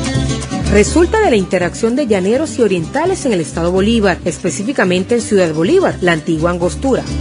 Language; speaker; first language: Spanish; native; Spanish